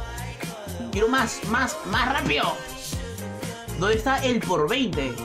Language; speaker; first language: Spanish; native; Spanish